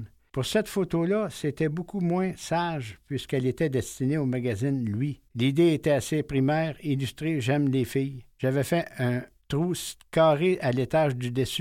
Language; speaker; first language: French; native; French